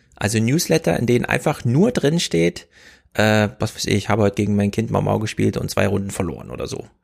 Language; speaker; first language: German; native; German